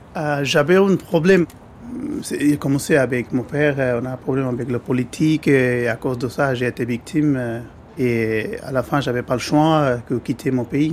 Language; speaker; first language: French; non-native, learner; Bangla